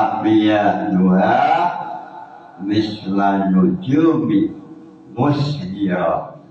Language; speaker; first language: Arabic; non-native, fluent; Indonesian